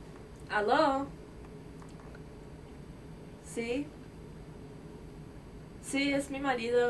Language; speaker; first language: Spanish; non-native, learner; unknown